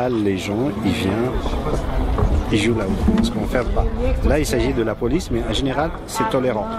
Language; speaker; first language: French; native; French